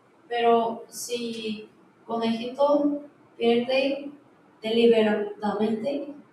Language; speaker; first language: Spanish; non-native, learner; Korean